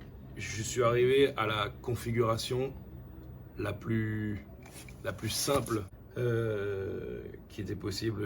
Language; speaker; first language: French; native; French